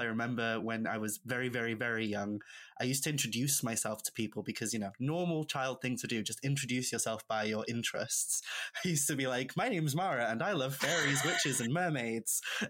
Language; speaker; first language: English; non-native, local second language; Welsh